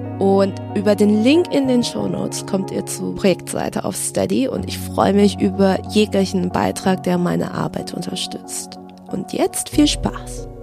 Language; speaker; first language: German; early bilingual, other home language; Vietnamese